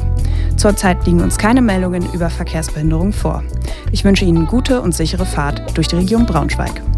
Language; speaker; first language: German; native; German